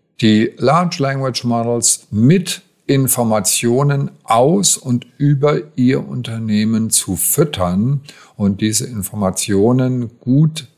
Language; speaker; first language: German; native; German